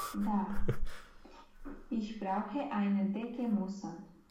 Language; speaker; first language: German; non-native, learner; Romanian